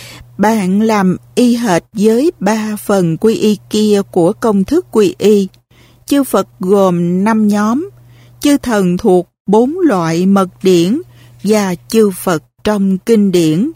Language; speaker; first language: Vietnamese; native; Vietnamese